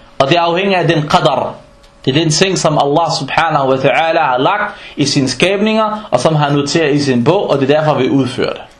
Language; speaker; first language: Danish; non-native, fluent; Arabic